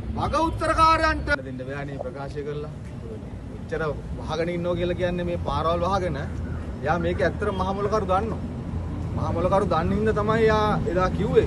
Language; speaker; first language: Sinhala; native; Sinhala